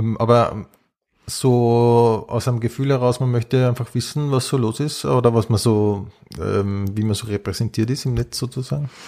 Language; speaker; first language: German; native; German